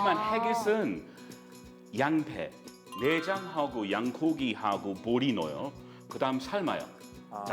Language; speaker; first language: Korean; non-native, fluent; English